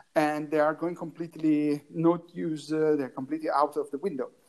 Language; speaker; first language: English; non-native, learner; Italian